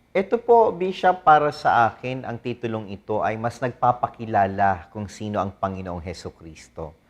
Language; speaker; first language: Filipino; non-native, local second language; Bikol